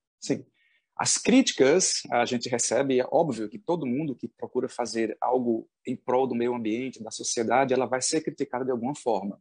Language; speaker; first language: Portuguese; native; Portuguese